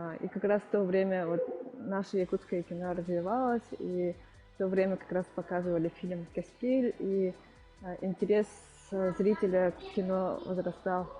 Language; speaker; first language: Russian; non-native, local second language; Yakut